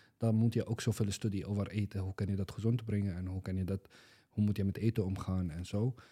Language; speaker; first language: Dutch; non-native, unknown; Arabic